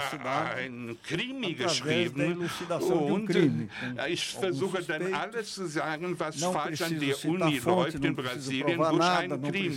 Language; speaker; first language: German; non-native, fluent; Portuguese